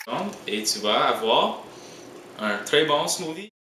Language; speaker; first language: French; non-native, learner; English